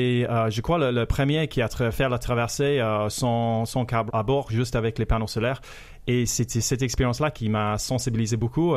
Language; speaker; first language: French; non-native, fluent; English